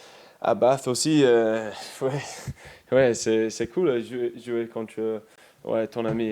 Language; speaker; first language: French; non-native, learner; English